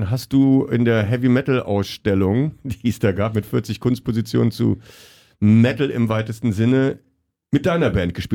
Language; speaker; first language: German; native; German